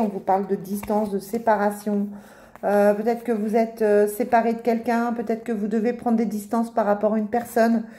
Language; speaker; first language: French; native; French